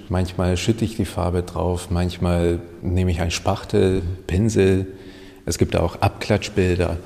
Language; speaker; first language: German; non-native, fluent; Hungarian